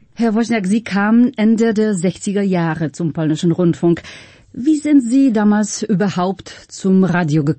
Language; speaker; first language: German; non-native, fluent; Polish